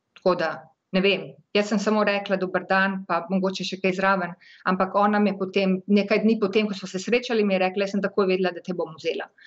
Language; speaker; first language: Slovenian; native; Slovenian